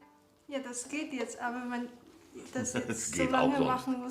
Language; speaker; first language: German; early bilingual, other home language; Chinese